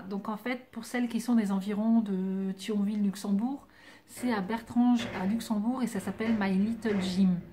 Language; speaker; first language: French; native; French